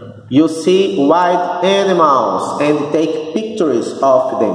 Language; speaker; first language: English; non-native, fluent; Portuguese